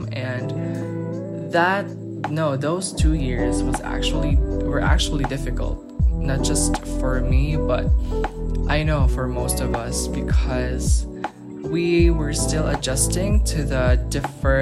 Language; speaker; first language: English; non-native, local second language; Filipino